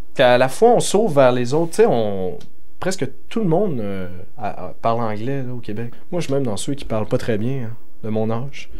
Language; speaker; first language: French; native; French